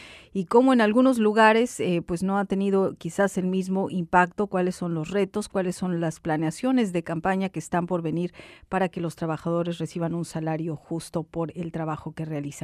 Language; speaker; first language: Spanish; native; Spanish